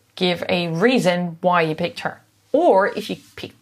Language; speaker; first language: English; non-native, fluent; Dutch